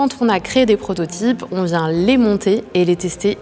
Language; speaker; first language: French; native; French